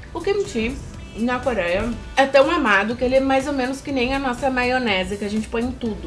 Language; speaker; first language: Portuguese; native; Portuguese